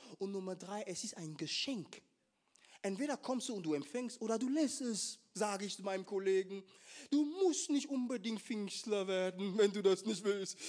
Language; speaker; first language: German; non-native, fluent; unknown